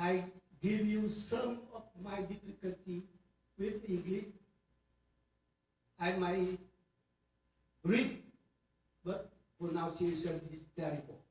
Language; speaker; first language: English; non-native, learner; Vietnamese